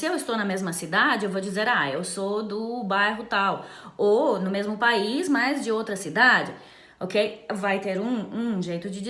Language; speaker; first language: Portuguese; non-native, fluent; Romanian